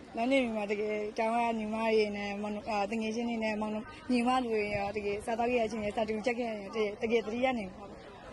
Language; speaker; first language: Burmese; native; Burmese